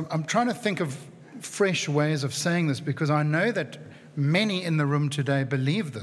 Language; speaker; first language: English; native; English